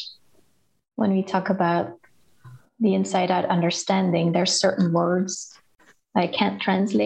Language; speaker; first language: English; non-native, fluent; Dutch